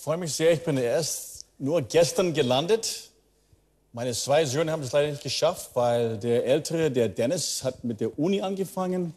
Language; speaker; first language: German; early bilingual, heritage; German